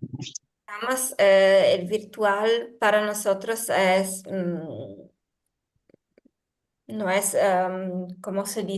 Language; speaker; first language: Spanish; non-native, fluent; Italian